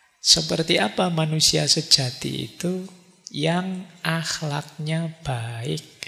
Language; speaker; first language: Indonesian; native; Indonesian